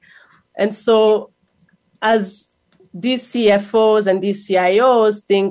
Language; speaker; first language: English; non-native, local second language; Kinyarwanda